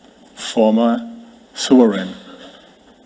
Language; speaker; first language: Spanish; non-native, fluent; German